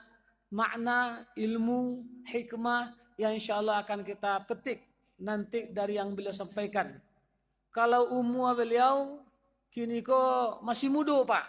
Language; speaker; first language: Indonesian; non-native, local second language; Minangkabau